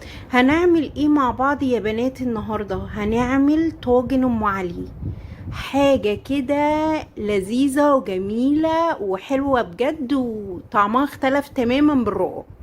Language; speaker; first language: Arabic; native; Arabic